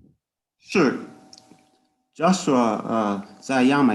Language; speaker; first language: Chinese; non-native, learner; English